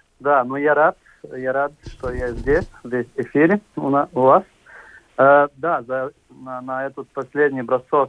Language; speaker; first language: Russian; non-native, local second language; Latvian